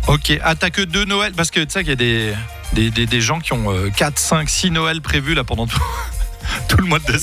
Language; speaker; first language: French; native; French